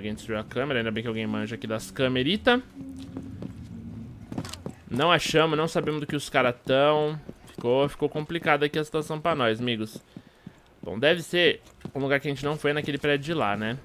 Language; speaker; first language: Portuguese; native; Portuguese